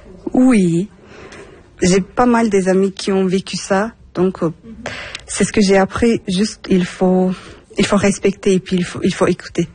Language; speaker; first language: French; non-native, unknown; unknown